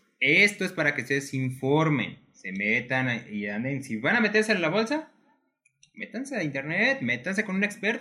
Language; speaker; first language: Spanish; native; Spanish